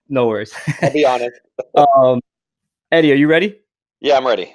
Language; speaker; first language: English; native; English